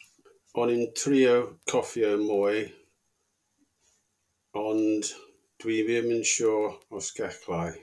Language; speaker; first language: Welsh; non-native, learner; English